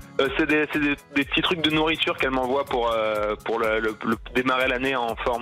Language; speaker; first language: French; native; French